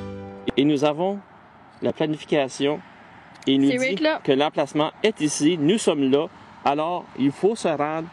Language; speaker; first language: French; native; French